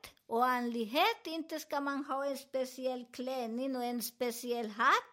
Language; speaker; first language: Swedish; non-native, learner; Spanish